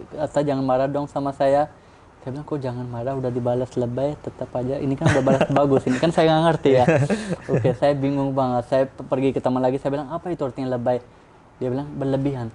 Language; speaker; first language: Indonesian; non-native, fluent; Urdu